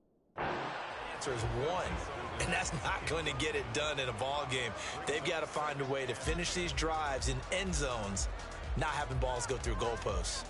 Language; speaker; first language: English; native; English